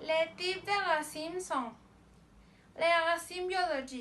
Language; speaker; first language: French; non-native, learner; Spanish